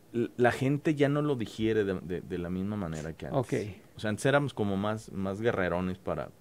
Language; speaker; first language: Spanish; native; Spanish